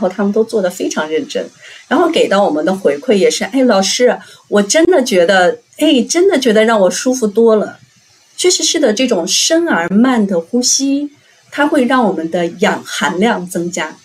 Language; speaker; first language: Chinese; native; Chinese